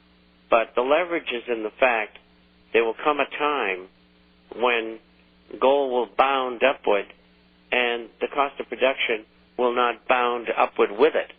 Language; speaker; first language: English; native; English